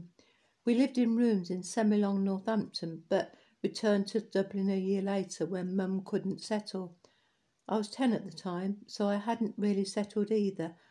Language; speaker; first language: English; native; English